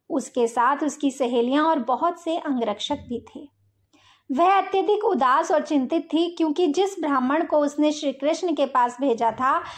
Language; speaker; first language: Hindi; native; Hindi